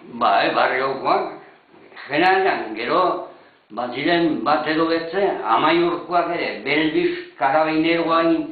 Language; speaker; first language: Basque; native; Basque